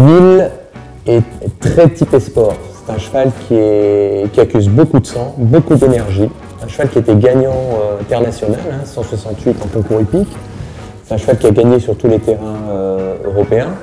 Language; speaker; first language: French; native; French